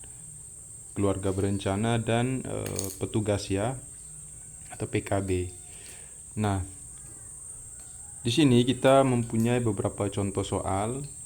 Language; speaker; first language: Indonesian; native; Indonesian